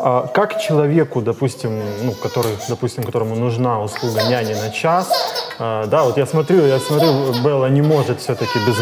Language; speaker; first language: Russian; native; Russian